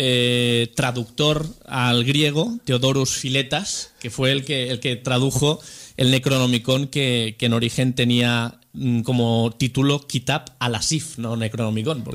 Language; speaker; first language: Spanish; native; Spanish